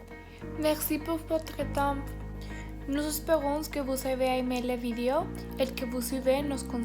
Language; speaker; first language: French; non-native, learner; Spanish